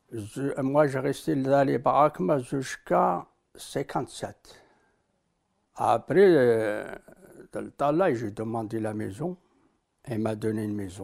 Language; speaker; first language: French; non-native, local second language; Arabic